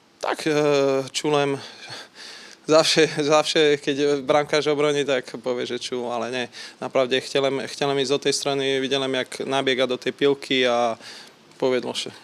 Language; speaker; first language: Polish; non-native, learner; Slovak